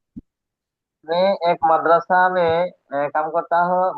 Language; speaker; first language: Hindi; non-native, learner; Bangla